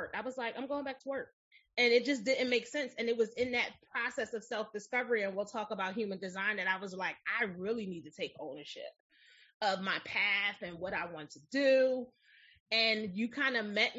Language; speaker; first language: English; native; English